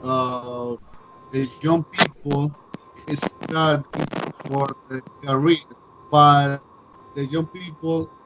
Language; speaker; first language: English; non-native, learner; Spanish